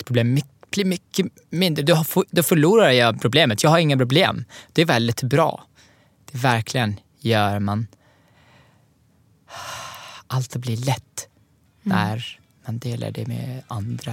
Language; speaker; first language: Swedish; non-native, learner; Arabic